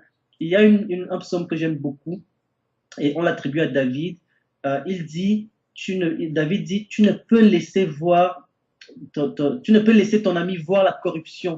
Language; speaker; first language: French; native; French